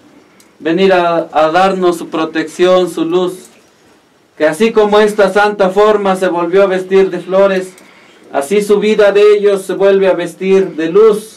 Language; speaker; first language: Spanish; native; Spanish